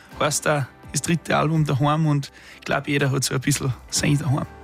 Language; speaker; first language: German; native; German